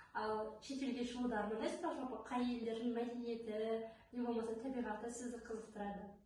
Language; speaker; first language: Kazakh; native; Kazakh